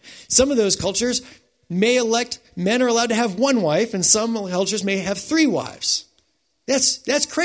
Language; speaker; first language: English; native; English